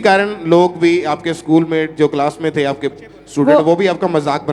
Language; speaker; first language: Hindi; native; Hindi